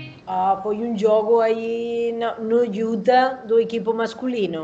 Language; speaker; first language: Portuguese; non-native, learner; Spanish